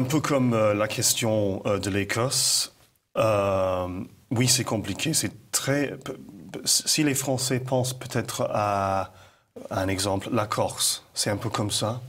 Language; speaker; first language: French; non-native, fluent; English